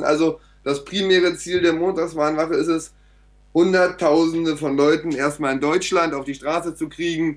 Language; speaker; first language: German; native; German